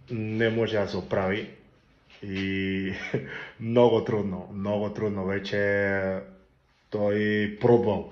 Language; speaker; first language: Bulgarian; non-native, learner; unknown